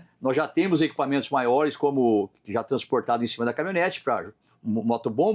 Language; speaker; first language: Portuguese; native; Portuguese